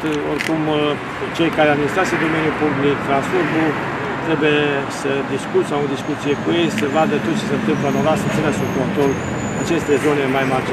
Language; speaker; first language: Romanian; native; Romanian